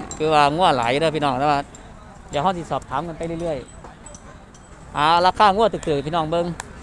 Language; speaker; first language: Thai; non-native, local second language; Northeastern Thai